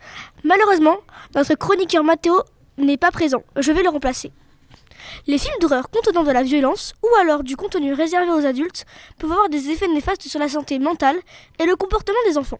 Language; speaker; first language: French; native; French